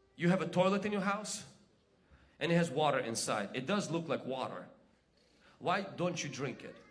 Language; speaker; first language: English; non-native, fluent; Ukrainian